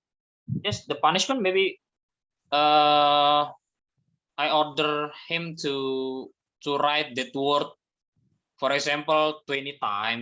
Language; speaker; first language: English; non-native, fluent; Indonesian